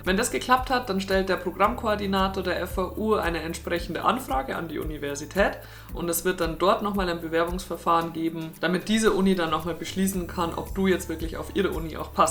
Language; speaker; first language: German; native; German